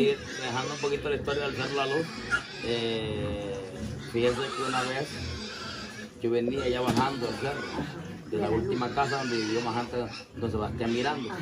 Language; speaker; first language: Spanish; native; Spanish